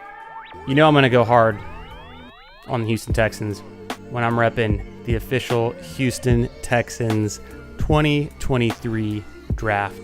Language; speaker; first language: English; native; English